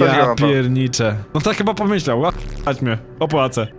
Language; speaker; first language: Polish; native; Polish